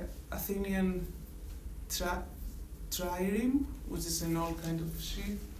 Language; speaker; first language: English; non-native, fluent; Greek